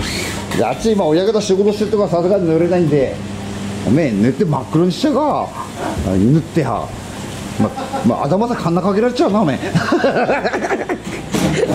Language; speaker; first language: Japanese; native; Japanese